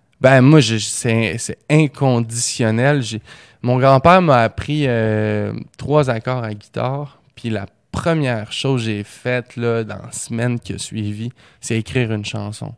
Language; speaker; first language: French; native; French